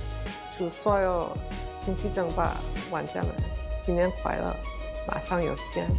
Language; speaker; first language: Chinese; non-native, learner; English